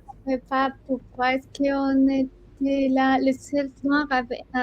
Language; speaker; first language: French; non-native, learner; Spanish